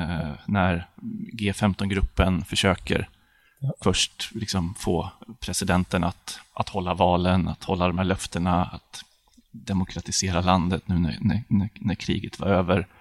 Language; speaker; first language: Swedish; native; Swedish